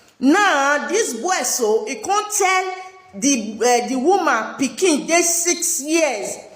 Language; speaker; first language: Nigerian Pidgin; native; Nigerian Pidgin